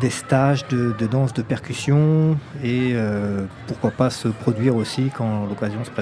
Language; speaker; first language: French; native; French